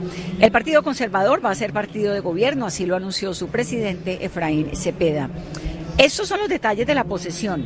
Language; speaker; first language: Spanish; native; Spanish